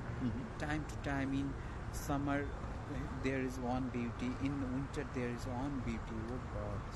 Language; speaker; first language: English; non-native, learner; Bangla